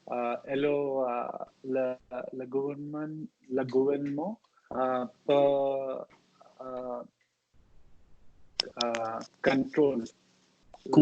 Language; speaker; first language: French; non-native, learner; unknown